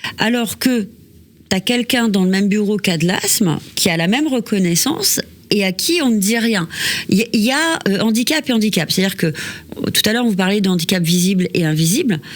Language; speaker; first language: French; native; French